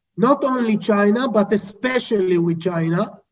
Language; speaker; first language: English; non-native, fluent; Hebrew